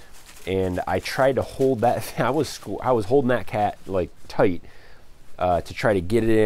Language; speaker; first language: English; native; English